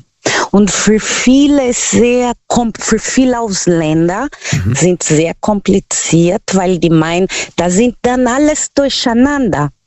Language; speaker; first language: German; non-native, learner; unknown